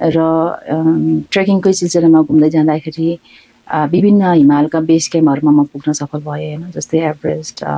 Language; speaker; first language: Nepali; non-native, local second language; Sherpa